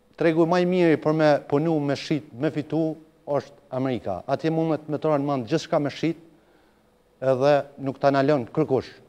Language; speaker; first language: Albanian; native; Albanian